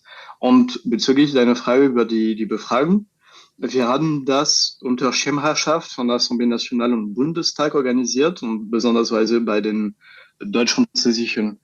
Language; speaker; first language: German; non-native, fluent; French